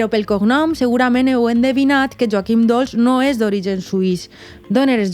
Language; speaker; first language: Catalan; native; Catalan